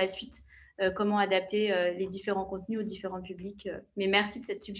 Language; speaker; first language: French; native; French